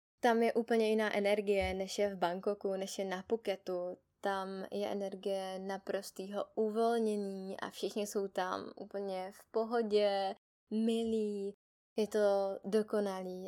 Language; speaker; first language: Czech; native; Czech